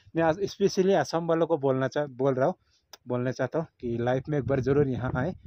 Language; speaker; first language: Hindi; non-native, local second language; Assamese